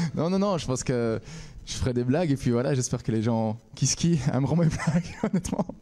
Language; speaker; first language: French; native; French